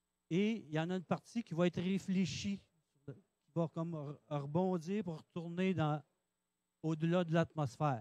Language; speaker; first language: French; native; French